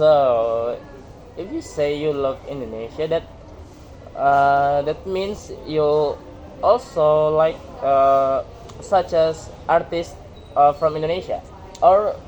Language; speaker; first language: English; non-native, learner; Indonesian